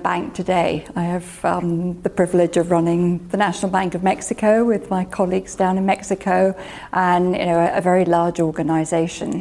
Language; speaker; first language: English; native; English